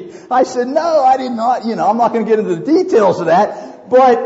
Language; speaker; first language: English; native; English